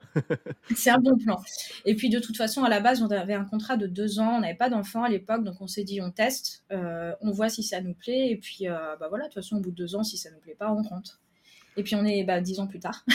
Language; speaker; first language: French; native; French